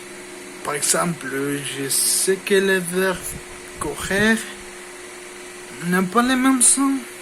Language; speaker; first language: French; non-native, learner; Spanish